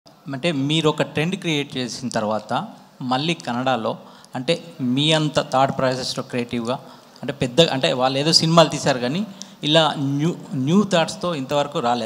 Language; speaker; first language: Telugu; native; Telugu